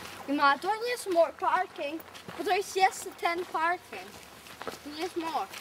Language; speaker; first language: Polish; early bilingual, heritage; Polish